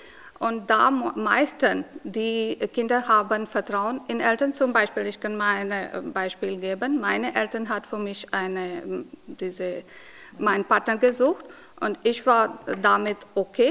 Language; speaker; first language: German; non-native, learner; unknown